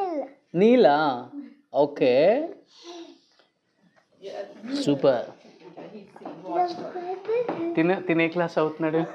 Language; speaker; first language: Telugu; native; Telugu